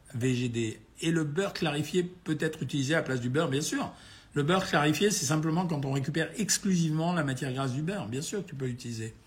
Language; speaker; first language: French; native; French